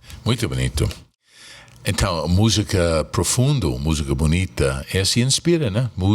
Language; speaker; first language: Portuguese; non-native, fluent; English